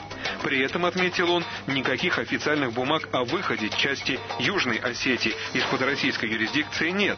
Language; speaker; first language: Russian; native; Russian